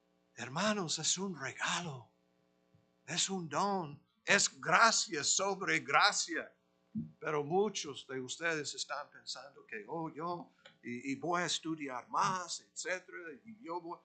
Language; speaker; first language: Spanish; non-native, fluent; English